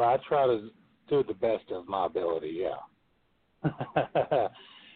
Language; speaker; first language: English; native; English